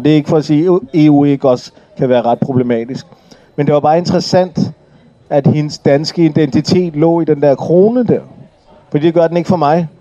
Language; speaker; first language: Danish; early bilingual, other home language; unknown